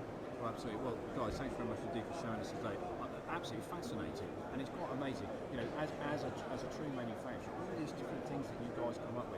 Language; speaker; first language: English; native; English